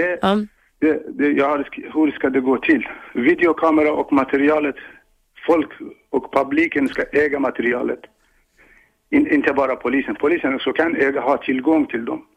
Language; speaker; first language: Swedish; non-native, learner; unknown